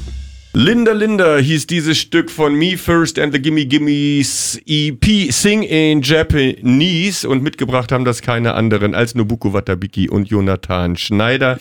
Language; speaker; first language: German; native; German